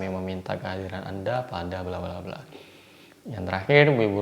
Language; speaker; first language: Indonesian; native; Indonesian